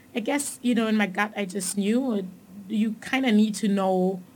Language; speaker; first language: English; non-native, fluent; German